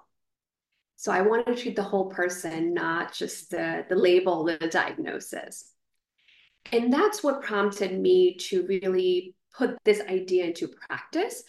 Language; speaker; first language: English; non-native, local second language; Gujarati